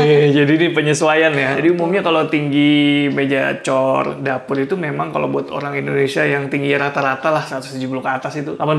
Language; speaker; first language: Indonesian; native; Indonesian